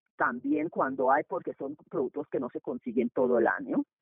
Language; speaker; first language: Spanish; non-native, local second language; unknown